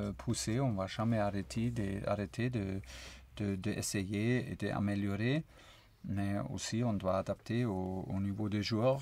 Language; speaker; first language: French; non-native, fluent; German